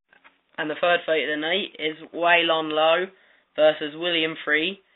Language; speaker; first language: English; native; English